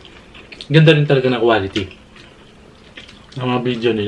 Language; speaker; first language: Filipino; native; Filipino